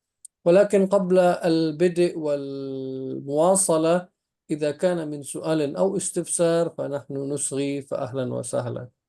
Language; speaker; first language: Arabic; non-native, fluent; Indonesian